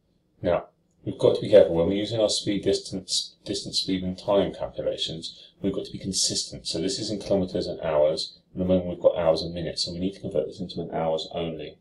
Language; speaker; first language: English; native; English